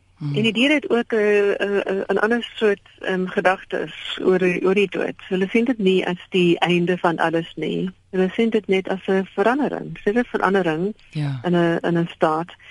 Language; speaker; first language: Afrikaans; non-native, local second language; English